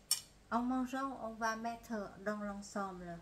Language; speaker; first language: French; non-native, fluent; Vietnamese